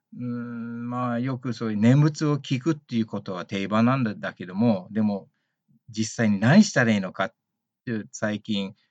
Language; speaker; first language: Japanese; early bilingual, heritage; Japanese